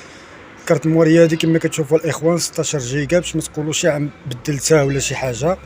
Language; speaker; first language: Arabic; native; Arabic